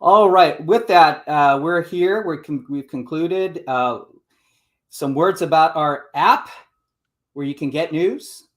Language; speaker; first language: English; native; English